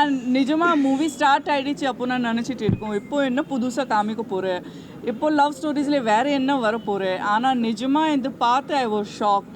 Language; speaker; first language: Tamil; non-native, fluent; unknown